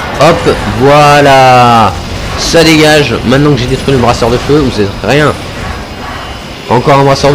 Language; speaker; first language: French; native; French